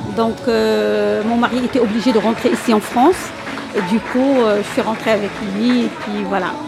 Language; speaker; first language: French; non-native, local second language; Arabic